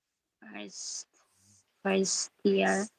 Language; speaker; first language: English; non-native, local second language; Filipino